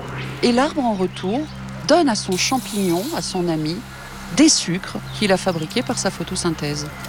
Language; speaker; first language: French; native; French